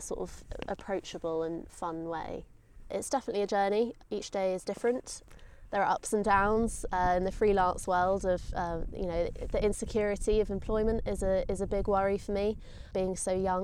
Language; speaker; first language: English; native; English